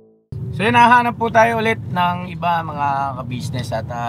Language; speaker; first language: Filipino; native; Filipino